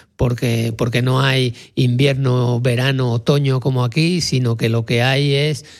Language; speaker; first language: Spanish; native; Spanish